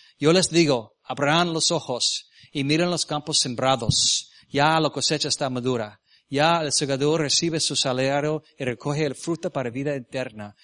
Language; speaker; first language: Spanish; early bilingual, heritage; Spanish